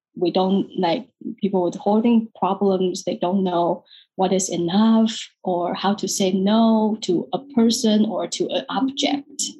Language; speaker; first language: English; non-native, fluent; Chinese